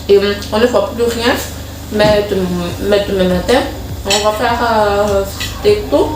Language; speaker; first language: French; non-native, local second language; Malagasy